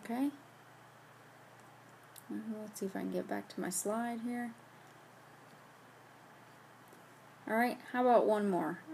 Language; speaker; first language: English; native; English